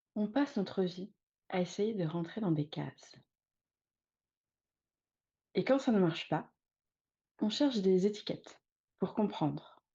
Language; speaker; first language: French; native; French